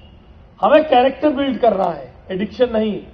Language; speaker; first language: Hindi; native; Hindi